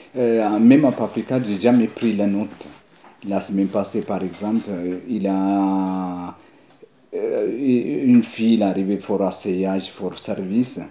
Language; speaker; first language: French; non-native, learner; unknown